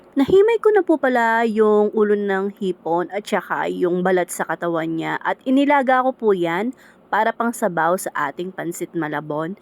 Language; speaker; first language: Filipino; native; Filipino